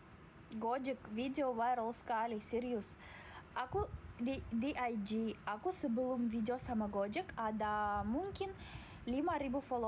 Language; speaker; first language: Indonesian; non-native, learner; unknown